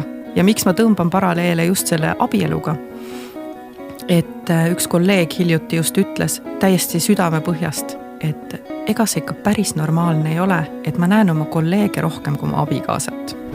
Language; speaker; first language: Estonian; native; Estonian